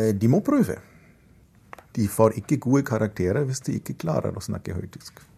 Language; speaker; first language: Norwegian; non-native, fluent; German